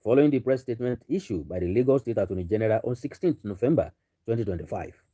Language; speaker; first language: English; non-native, local second language; Yoruba